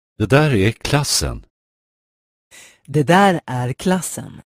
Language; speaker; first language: Swedish; non-native, fluent; Persian